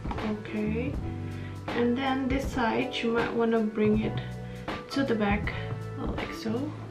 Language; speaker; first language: English; non-native, fluent; Indonesian